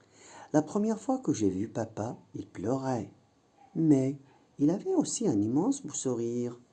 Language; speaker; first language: French; non-native, local second language; Arabic